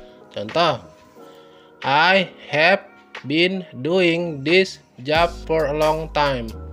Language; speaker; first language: English; non-native, fluent; Indonesian